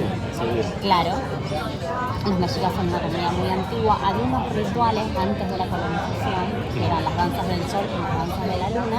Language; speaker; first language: Spanish; native; Spanish